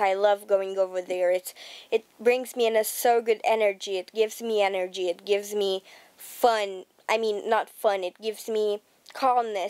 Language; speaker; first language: English; non-native, fluent; Romanian